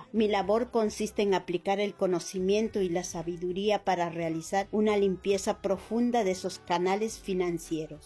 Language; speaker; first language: Spanish; native; Spanish